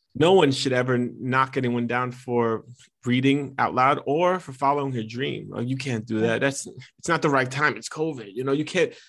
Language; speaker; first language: English; early bilingual, other home language; Italian